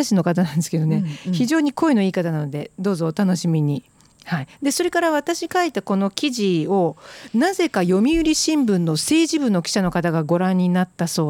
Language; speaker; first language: Japanese; native; Japanese